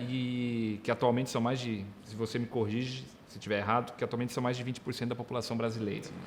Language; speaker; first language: Portuguese; native; Portuguese